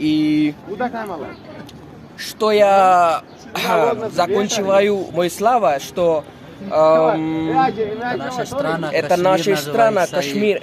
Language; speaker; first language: Russian; non-native, learner; Kashmiri